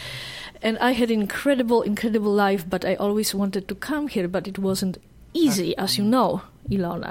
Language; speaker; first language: English; non-native, fluent; Polish